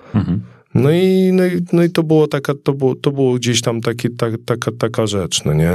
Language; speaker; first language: Polish; native; Polish